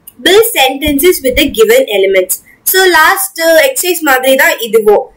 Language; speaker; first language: English; non-native, local second language; Tamil